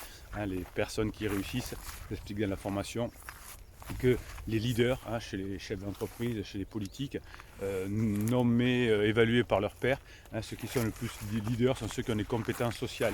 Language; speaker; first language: French; native; French